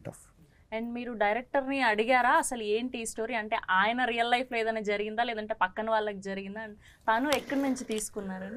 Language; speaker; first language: Telugu; native; Telugu